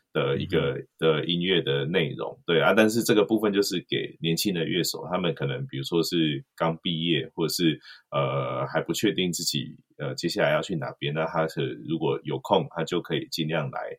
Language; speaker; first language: Chinese; native; Chinese